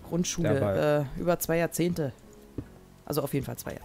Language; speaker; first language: German; native; German